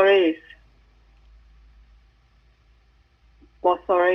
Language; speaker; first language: Assamese; non-native, learner; Japanese